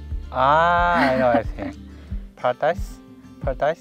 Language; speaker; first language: English; non-native, learner; Korean